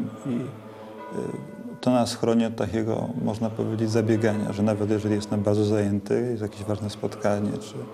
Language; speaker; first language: Polish; native; Polish